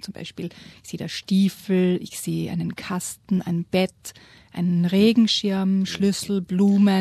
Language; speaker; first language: German; native; German